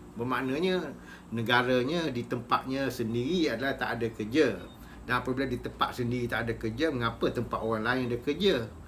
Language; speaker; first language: Malay; native; Malay